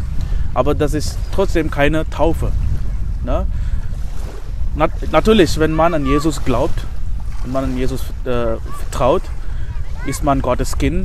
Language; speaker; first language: German; non-native, fluent; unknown